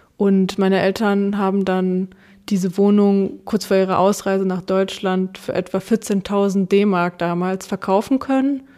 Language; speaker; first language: German; early bilingual, other home language; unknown